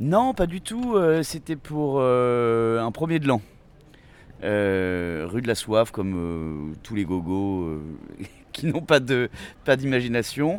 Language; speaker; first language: French; native; French